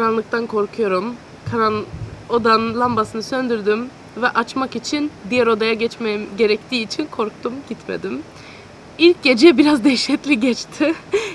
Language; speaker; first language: Turkish; early bilingual, heritage; Turkish